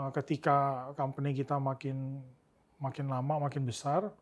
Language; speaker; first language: Indonesian; native; Indonesian